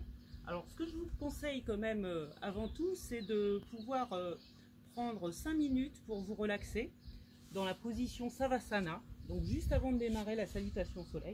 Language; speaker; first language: French; native; French